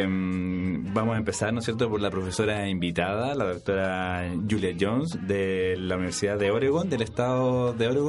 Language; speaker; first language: Spanish; native; Spanish